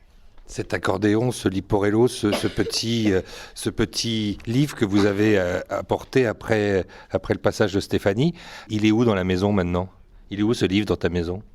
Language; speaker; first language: French; native; French